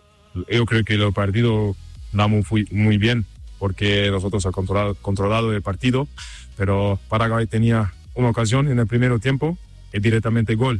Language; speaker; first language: Spanish; non-native, learner; German